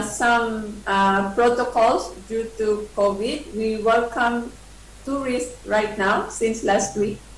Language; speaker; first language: English; non-native, local second language; Cebuano